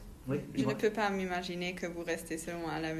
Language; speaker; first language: French; non-native, local second language; Luxembourgish